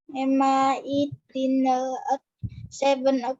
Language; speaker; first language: English; non-native, learner; Vietnamese